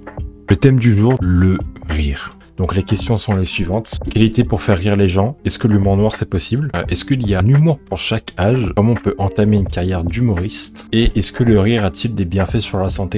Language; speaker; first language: French; native; French